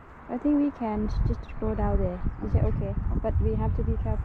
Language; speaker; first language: English; non-native, learner; Thai